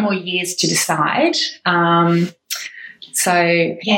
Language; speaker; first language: English; native; English